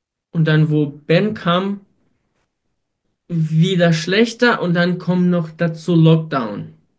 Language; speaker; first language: German; non-native, fluent; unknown